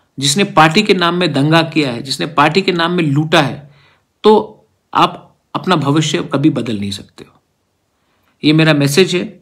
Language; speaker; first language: Hindi; non-native, local second language; Kok Borok